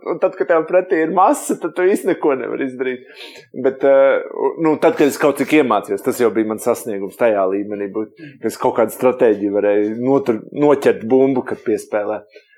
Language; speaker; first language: Latvian; native; Latvian